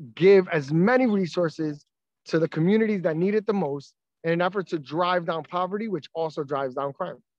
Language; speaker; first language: English; native; English